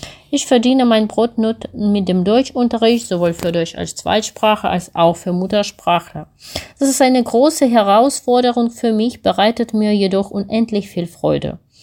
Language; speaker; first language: German; non-native, fluent; Ukrainian